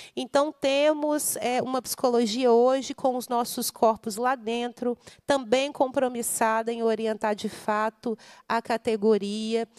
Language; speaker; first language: Portuguese; native; Portuguese